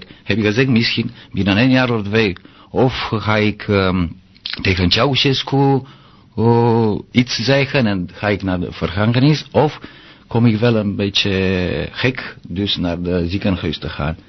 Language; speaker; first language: Dutch; non-native, learner; Romanian